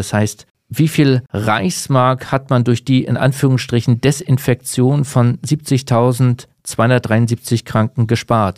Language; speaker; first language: German; native; German